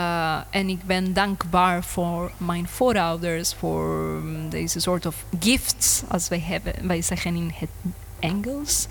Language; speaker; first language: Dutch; non-native, learner; English